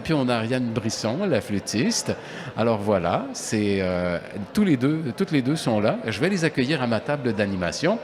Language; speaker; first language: French; native; French